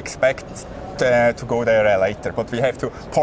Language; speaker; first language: English; non-native, fluent; German